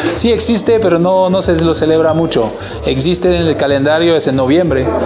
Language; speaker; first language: Spanish; non-native, fluent; English